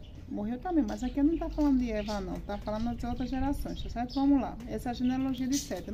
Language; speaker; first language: Portuguese; native; Portuguese